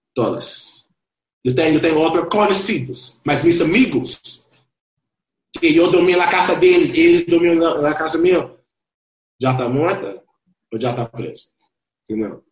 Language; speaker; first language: Portuguese; non-native, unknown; Spanish